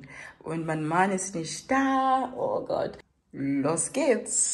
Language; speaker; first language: German; non-native, learner; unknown